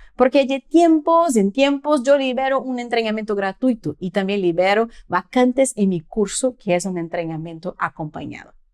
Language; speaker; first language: Spanish; non-native, fluent; Portuguese